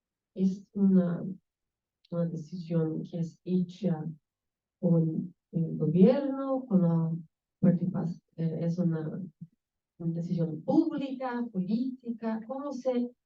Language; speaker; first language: Spanish; non-native, learner; Portuguese